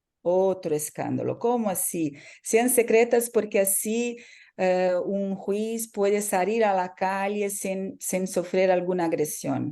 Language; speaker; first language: Spanish; non-native, fluent; Portuguese